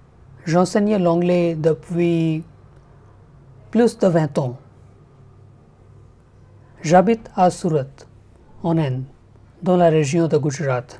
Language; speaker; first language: French; non-native, learner; Gujarati